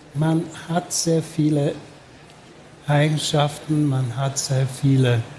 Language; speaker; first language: German; non-native, fluent; Hungarian